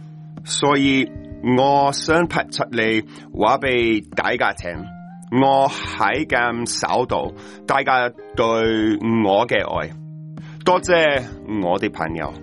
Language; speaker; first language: Cantonese; non-native, learner; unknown